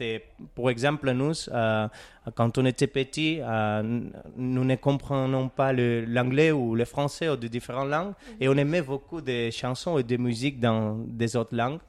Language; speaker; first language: French; non-native, learner; Catalan